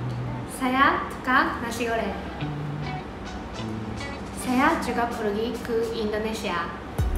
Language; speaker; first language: Indonesian; non-native, learner; Japanese